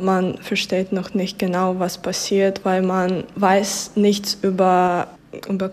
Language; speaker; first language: German; non-native, fluent; Ukrainian